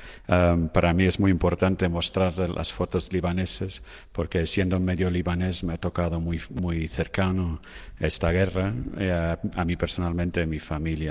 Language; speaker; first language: Spanish; non-native, fluent; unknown